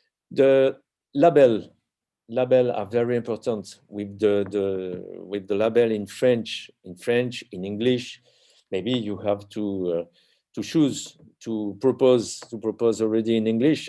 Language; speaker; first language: English; non-native, learner; French